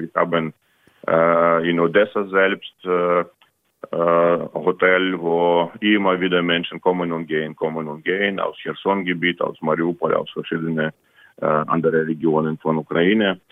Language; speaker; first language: German; non-native, fluent; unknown